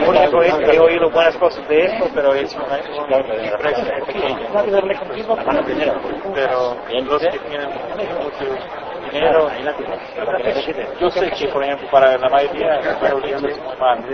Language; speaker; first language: Spanish; non-native, fluent; English